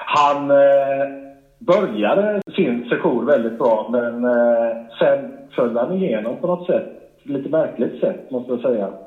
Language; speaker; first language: Swedish; native; Swedish